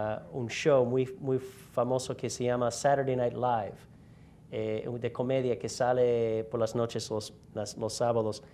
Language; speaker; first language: Spanish; non-native, fluent; English